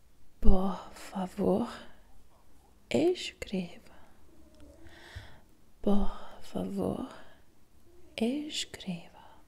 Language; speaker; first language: Portuguese; non-native, learner; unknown